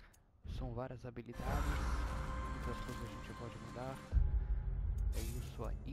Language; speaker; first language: Portuguese; native; Portuguese